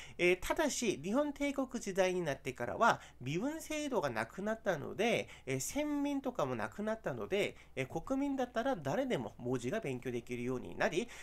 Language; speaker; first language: Japanese; non-native, fluent; Korean